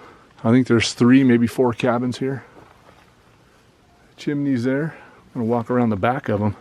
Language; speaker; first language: English; native; English